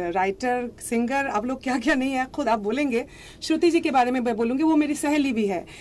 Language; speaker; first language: Hindi; non-native, local second language; Assamese